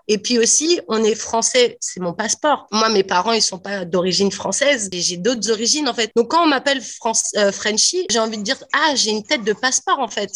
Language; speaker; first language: French; native; French